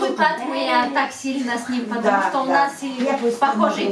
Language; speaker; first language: Russian; non-native, local second language; Romanian